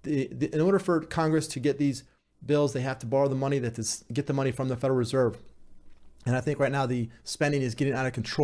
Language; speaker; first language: English; native; English